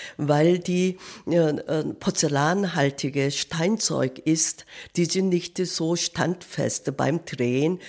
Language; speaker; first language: German; non-native, learner; Korean